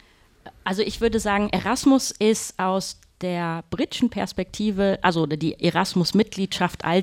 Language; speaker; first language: German; native; German